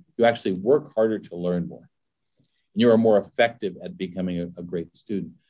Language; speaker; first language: English; native; English